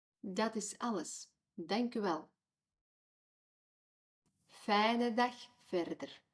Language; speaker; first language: Dutch; non-native, fluent; Ukrainian